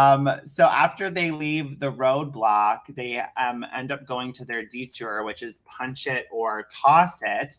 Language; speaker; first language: English; native; English